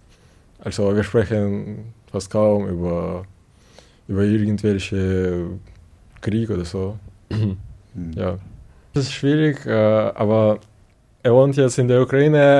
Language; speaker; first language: German; non-native, learner; Ukrainian